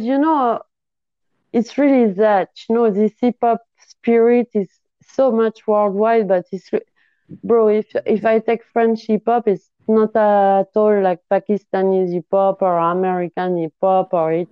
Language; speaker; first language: English; non-native, fluent; French